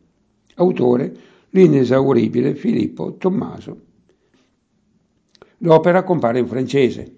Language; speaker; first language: Italian; native; Italian